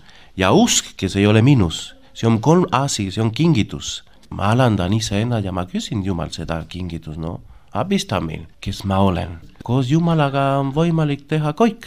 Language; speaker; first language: Estonian; non-native, learner; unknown